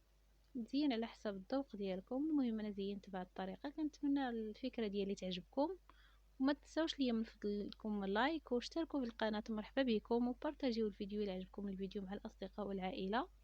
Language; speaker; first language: Arabic; native; Arabic